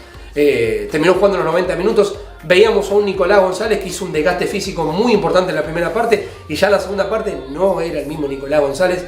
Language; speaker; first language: Spanish; native; Spanish